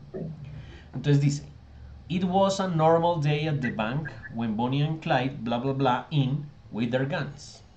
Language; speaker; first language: English; non-native, fluent; Spanish